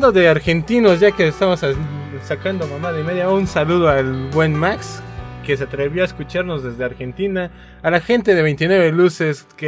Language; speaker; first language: Spanish; native; Spanish